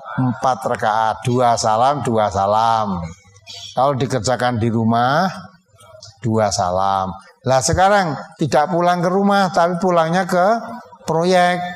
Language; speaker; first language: Indonesian; non-native, local second language; Javanese